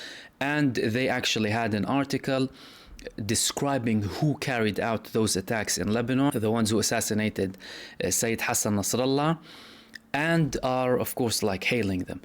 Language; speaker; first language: English; non-native, fluent; Arabic